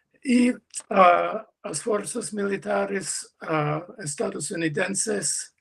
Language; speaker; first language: Portuguese; non-native, learner; English